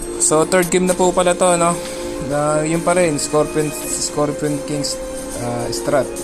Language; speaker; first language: Filipino; native; Filipino